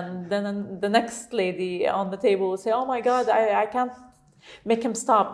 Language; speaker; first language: English; non-native, fluent; Arabic